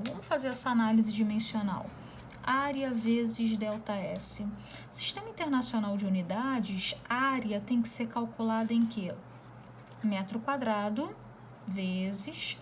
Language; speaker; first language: Portuguese; native; Portuguese